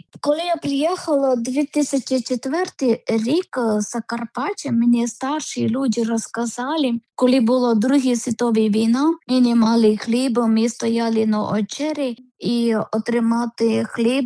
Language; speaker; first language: Ukrainian; non-native, learner; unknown